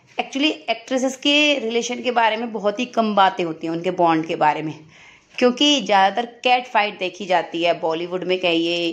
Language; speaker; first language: Hindi; native; Hindi